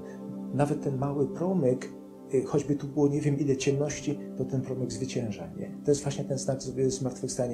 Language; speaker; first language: Polish; native; Polish